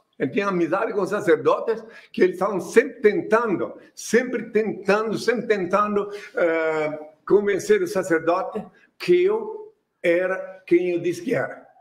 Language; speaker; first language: Portuguese; non-native, fluent; French